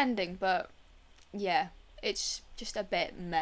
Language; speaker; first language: English; native; English